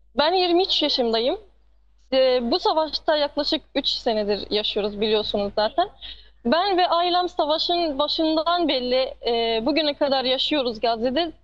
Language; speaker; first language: Turkish; non-native, fluent; Arabic